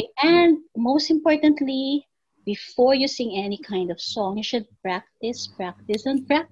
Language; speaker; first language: English; non-native, local second language; Filipino